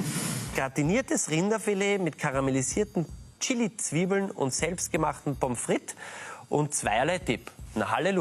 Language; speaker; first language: German; native; German